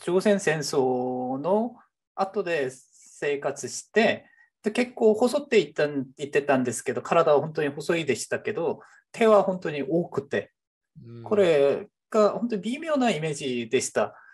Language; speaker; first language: Japanese; non-native, fluent; Korean